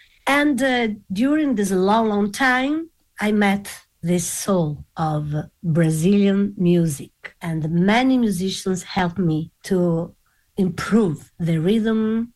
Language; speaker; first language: English; non-native, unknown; Italian